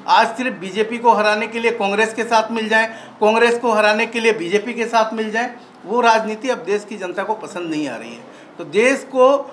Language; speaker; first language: Hindi; non-native, local second language; Assamese